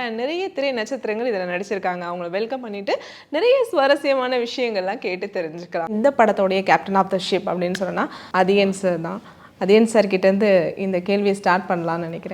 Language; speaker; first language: Tamil; native; Tamil